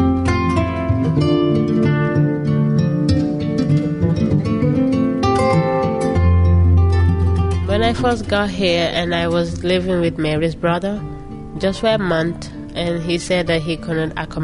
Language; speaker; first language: English; non-native, local second language; Mandingo